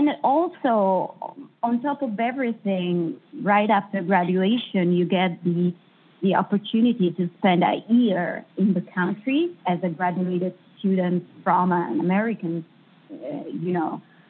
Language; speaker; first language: English; non-native, fluent; Italian